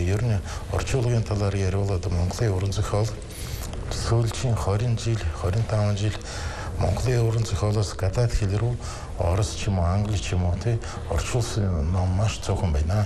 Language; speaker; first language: Mongolian; non-native, fluent; Russian